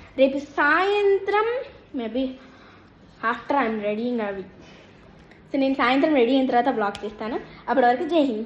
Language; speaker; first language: Telugu; early bilingual, heritage; Telugu